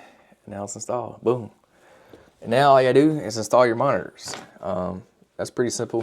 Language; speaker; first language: English; native; English